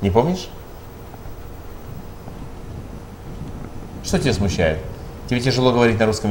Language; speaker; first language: Russian; native; Russian